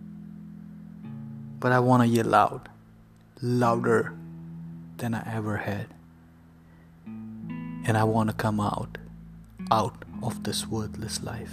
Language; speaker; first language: English; non-native, local second language; Hindi